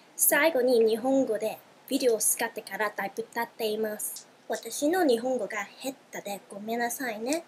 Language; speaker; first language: Japanese; early bilingual, other home language; Chinese